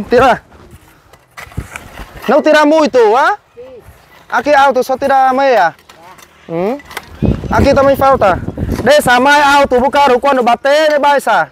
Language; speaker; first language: Portuguese; non-native, learner; Vietnamese